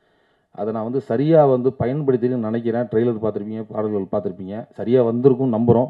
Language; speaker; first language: Tamil; native; Tamil